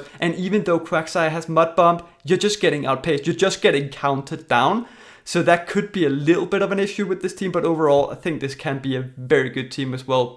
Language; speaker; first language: English; native; English